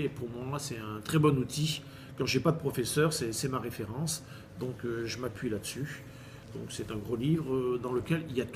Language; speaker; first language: French; native; French